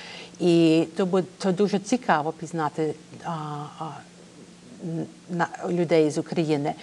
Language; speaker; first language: Ukrainian; early bilingual, heritage; Ukrainian